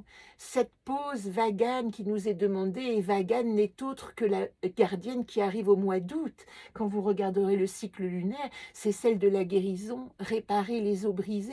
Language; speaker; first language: French; native; French